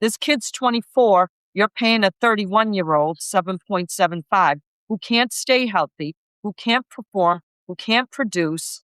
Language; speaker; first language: English; native; English